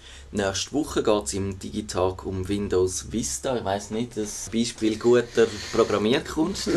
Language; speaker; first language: German; native; German